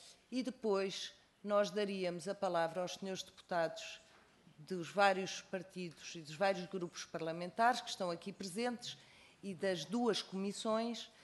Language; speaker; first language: Portuguese; native; Portuguese